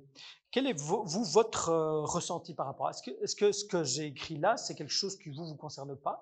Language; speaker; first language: French; native; French